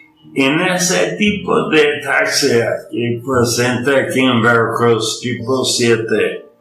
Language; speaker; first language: Spanish; non-native, learner; English